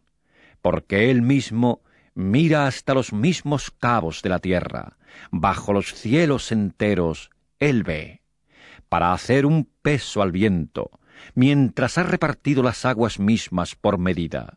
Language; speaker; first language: Spanish; native; Spanish